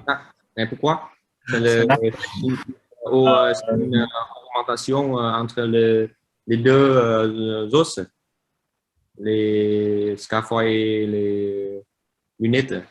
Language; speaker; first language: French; non-native, fluent; Vietnamese